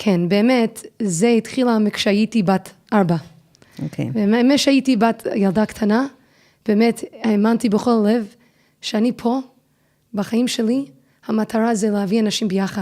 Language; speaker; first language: Hebrew; non-native, fluent; English